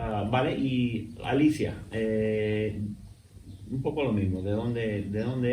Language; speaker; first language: Spanish; non-native, fluent; English